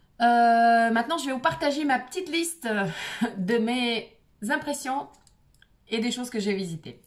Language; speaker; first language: French; non-native, fluent; Russian